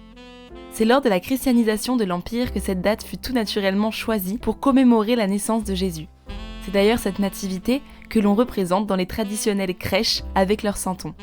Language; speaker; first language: French; native; French